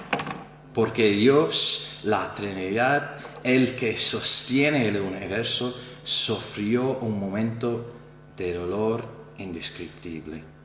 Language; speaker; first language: Spanish; non-native, fluent; English